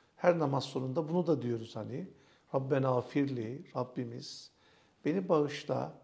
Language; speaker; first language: Turkish; native; Turkish